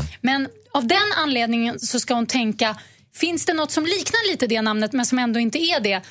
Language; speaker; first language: Swedish; native; Swedish